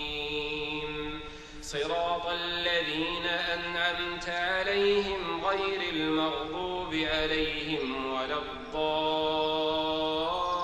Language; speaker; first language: Arabic; native; Arabic